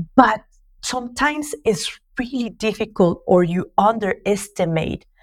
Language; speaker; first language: English; non-native, fluent; Spanish